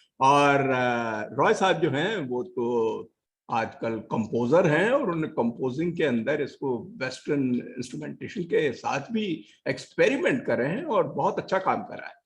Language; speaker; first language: Hindi; native; Hindi